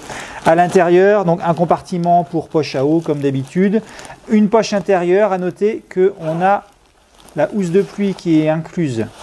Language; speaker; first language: French; native; French